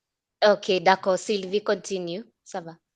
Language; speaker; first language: French; non-native, fluent; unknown